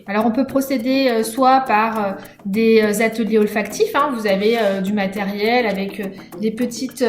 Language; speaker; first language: French; native; French